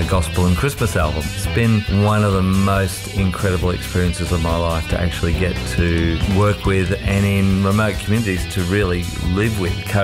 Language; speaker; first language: English; native; English